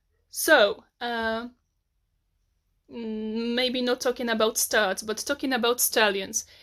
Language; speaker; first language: English; non-native, fluent; Polish